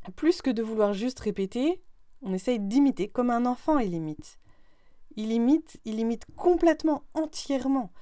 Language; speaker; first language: French; native; French